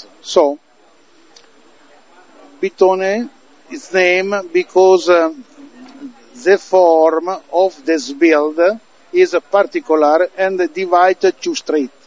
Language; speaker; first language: English; non-native, learner; Italian